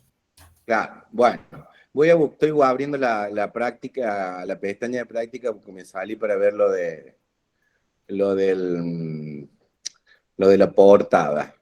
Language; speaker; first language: Spanish; native; Spanish